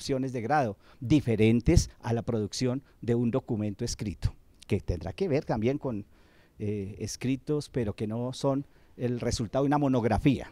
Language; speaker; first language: Spanish; native; Spanish